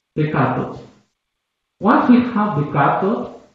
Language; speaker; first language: English; non-native, fluent; Spanish